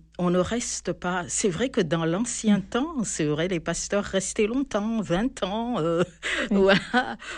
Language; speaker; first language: French; non-native, local second language; Malagasy